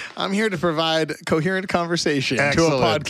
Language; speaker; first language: English; native; English